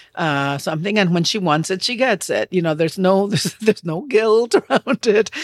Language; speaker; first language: English; non-native, fluent; Spanish